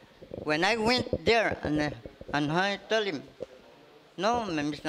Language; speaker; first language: English; non-native, local second language; Spanish